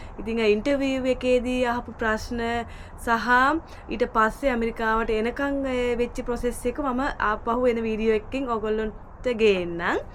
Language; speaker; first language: Sinhala; native; Sinhala